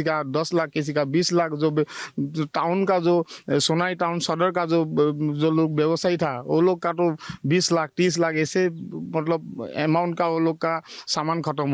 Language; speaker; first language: Hindi; non-native, local second language; Assamese